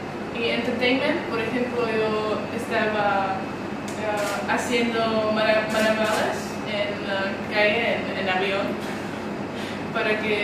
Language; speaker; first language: Spanish; non-native, learner; Czech